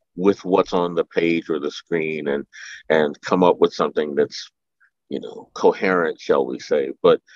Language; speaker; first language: English; native; English